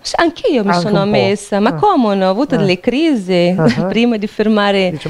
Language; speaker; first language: Italian; non-native, fluent; Portuguese